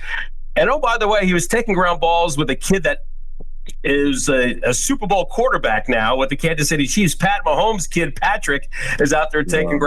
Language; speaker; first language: English; native; English